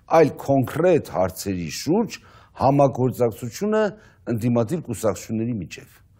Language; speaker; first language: Armenian; native; Armenian